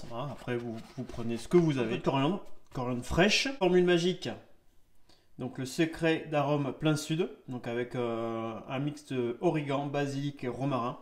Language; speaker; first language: French; native; French